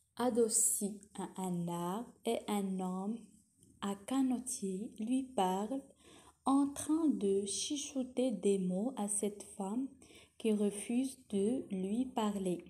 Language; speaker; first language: French; non-native, local second language; Arabic